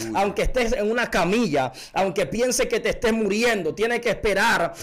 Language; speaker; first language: Spanish; native; Spanish